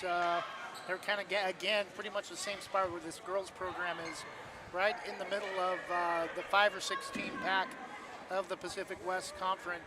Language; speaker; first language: English; native; English